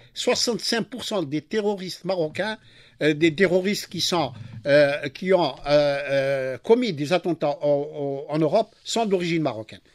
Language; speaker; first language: French; non-native, local second language; Arabic